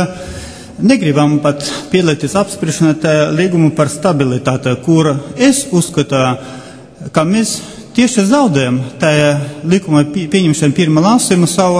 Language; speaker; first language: Latvian; non-native, local second language; Russian